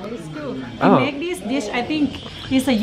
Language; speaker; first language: English; non-native, learner; Thai